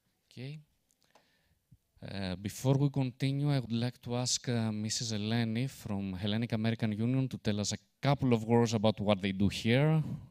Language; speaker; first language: English; non-native, fluent; Greek